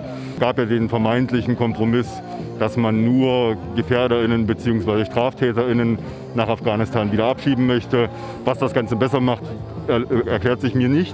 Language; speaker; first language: German; native; German